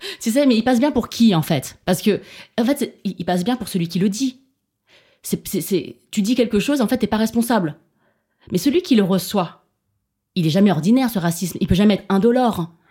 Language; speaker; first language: French; early bilingual, other home language; Chinese